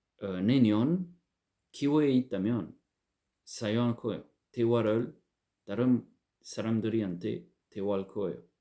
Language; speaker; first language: Korean; non-native, learner; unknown